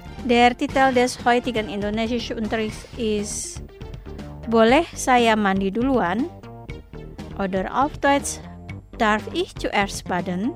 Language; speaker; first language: German; non-native, fluent; Indonesian